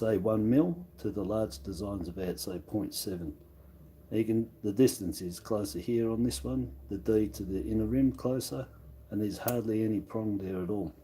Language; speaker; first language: English; native; English